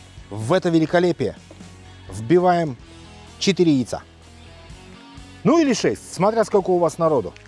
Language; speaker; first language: Russian; native; Russian